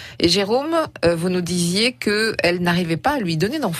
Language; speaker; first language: French; native; French